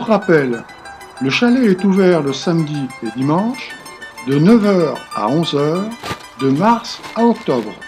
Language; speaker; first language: French; native; French